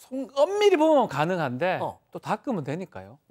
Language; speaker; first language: Korean; native; Korean